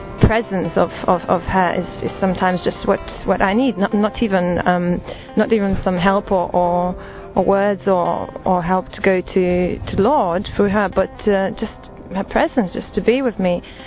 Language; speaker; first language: English; non-native, fluent; Lithuanian